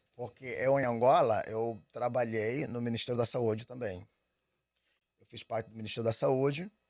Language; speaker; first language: Portuguese; native; Portuguese